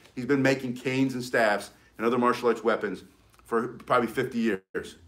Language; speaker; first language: English; native; English